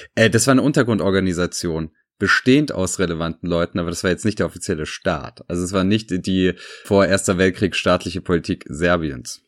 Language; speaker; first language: German; early bilingual, other home language; Serbian